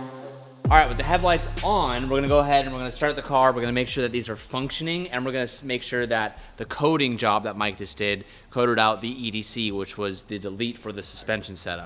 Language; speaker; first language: English; native; English